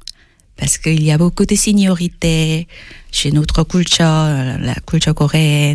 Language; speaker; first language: French; non-native, fluent; Korean